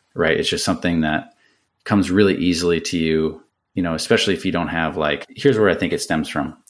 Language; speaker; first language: English; native; English